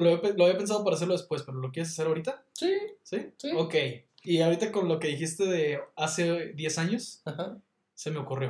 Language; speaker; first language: Spanish; native; Spanish